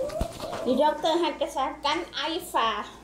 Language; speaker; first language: German; non-native, learner; Thai